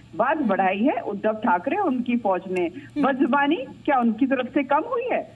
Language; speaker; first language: Hindi; native; Hindi